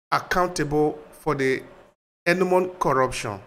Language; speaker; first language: English; non-native, local second language; Bini